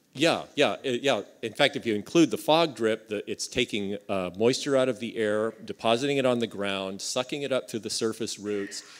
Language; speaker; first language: English; native; English